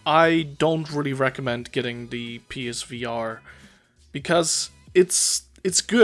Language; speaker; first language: English; native; English